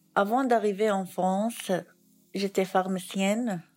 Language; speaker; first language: French; non-native, fluent; Arabic